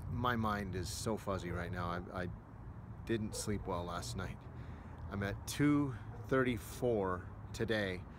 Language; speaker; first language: English; native; English